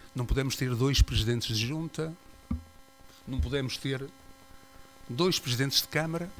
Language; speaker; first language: Portuguese; native; Portuguese